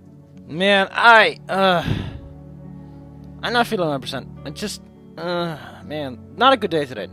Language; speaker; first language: English; non-native, fluent; Dutch